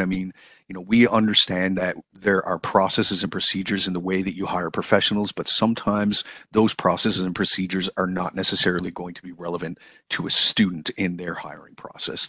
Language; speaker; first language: English; native; English